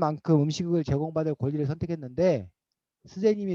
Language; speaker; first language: Korean; native; Korean